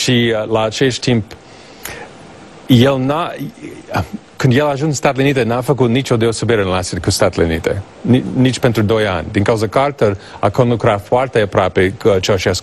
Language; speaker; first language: Romanian; non-native, learner; English